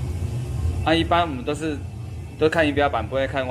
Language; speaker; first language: Chinese; native; Chinese